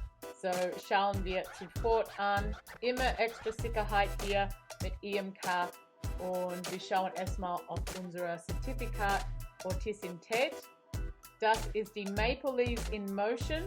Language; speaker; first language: German; non-native, learner; English